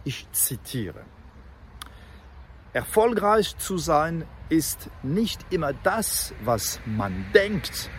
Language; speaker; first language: German; non-native, fluent; French